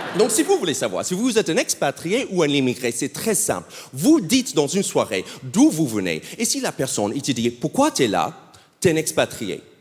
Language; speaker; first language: French; non-native, fluent; English